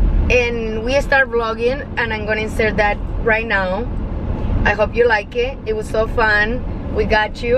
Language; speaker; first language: English; non-native, learner; Spanish